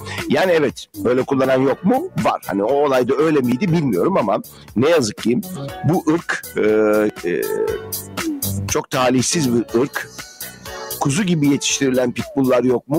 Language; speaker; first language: Turkish; native; Turkish